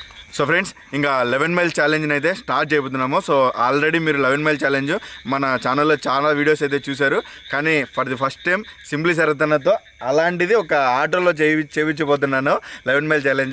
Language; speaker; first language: Telugu; native; Telugu